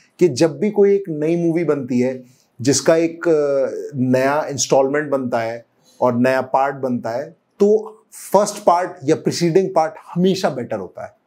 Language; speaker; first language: Hindi; native; Hindi